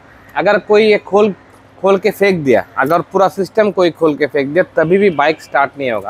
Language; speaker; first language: Hindi; non-native, learner; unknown